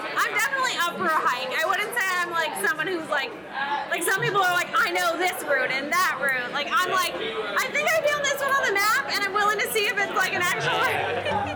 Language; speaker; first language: English; native; English